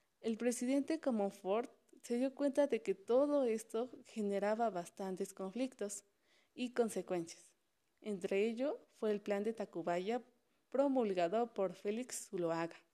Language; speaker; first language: Spanish; native; Spanish